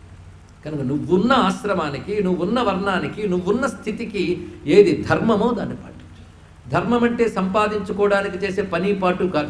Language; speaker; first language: Telugu; native; Telugu